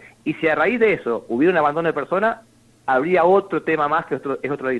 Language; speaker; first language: Spanish; native; Spanish